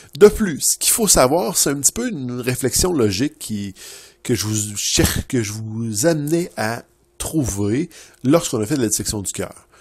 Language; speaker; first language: French; native; French